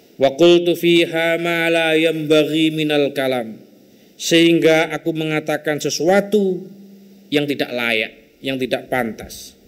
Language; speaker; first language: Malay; non-native, local second language; Javanese